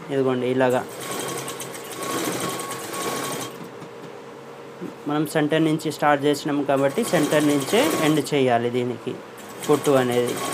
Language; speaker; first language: Telugu; non-native, fluent; Urdu